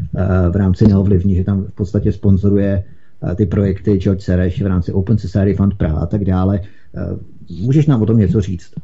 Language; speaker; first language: Czech; native; Czech